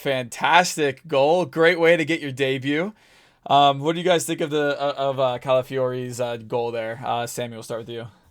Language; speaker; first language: English; native; English